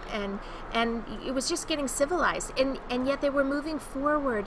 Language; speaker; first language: English; native; English